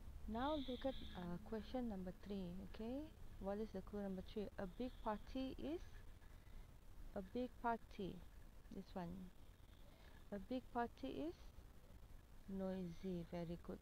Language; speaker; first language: English; non-native, local second language; Malay